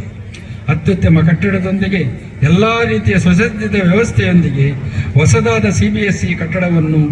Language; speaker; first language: Kannada; native; Kannada